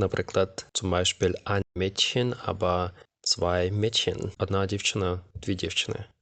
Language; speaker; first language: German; non-native, fluent; Ukrainian